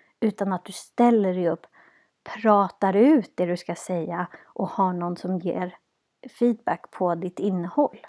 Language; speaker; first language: Swedish; native; Swedish